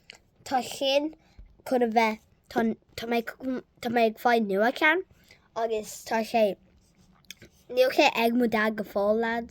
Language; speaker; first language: Irish; non-native, learner; English